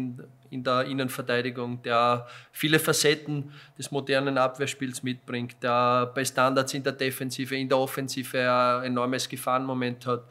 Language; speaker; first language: German; native; German